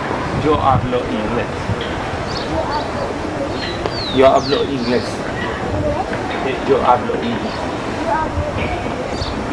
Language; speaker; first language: Spanish; non-native, learner; English